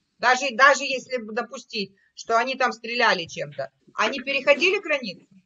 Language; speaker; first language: Russian; native; Russian